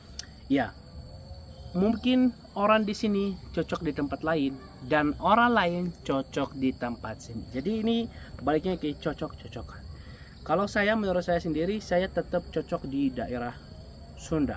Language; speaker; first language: Indonesian; non-native, fluent; Arabic